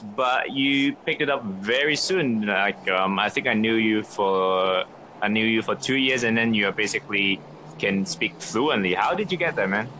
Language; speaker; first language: English; non-native, local second language; Cantonese